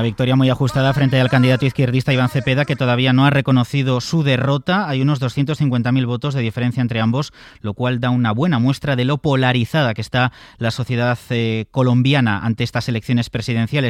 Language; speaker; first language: Spanish; native; Spanish